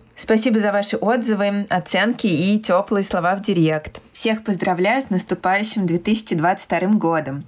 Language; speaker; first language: Russian; native; Russian